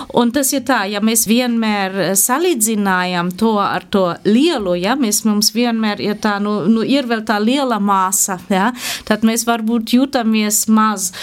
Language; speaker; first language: Latvian; non-native, fluent; German